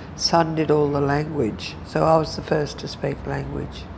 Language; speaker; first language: English; native; English